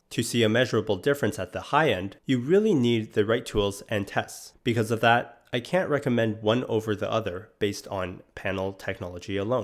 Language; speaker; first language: English; native; English